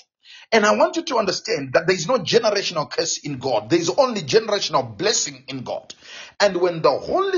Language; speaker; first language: English; non-native, local second language; Shona